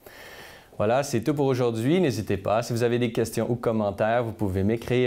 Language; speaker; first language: French; native; French